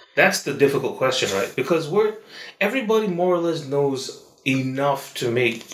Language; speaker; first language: English; non-native, local second language; Malay